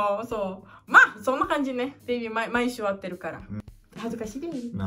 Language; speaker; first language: Japanese; non-native, learner; Portuguese